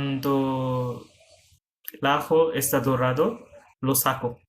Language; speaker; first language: Spanish; non-native, fluent; Bangla